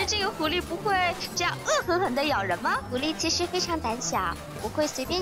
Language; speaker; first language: Chinese; native; Chinese